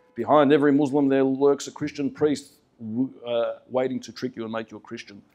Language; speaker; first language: English; early bilingual, other home language; Greek